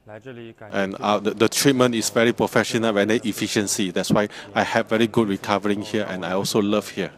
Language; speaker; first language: English; non-native, learner; Chinese